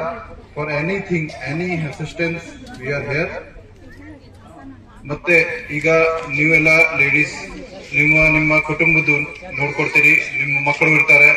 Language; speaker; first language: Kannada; non-native, fluent; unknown